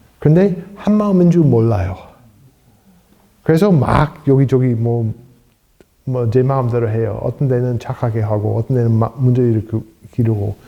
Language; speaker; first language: Korean; non-native, fluent; English